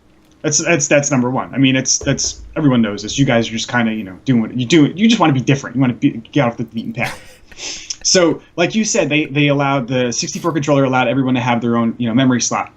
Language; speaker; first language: English; native; English